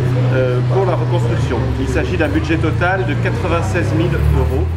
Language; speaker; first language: French; native; French